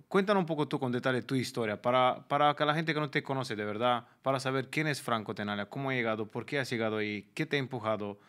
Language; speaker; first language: Spanish; native; Spanish